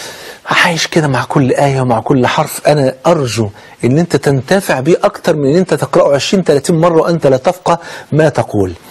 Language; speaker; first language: Arabic; native; Arabic